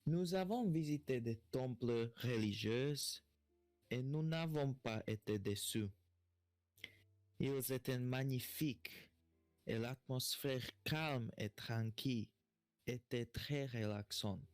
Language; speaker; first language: French; non-native, learner; Slovak